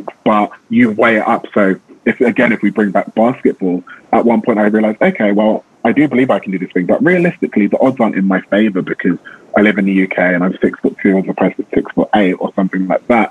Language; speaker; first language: English; native; English